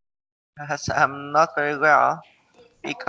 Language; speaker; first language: English; non-native, learner; Vietnamese